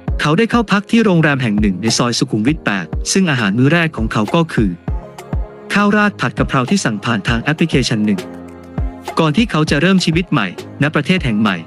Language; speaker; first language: Thai; native; Thai